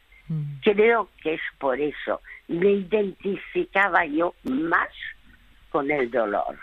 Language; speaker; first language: Spanish; early bilingual, other home language; French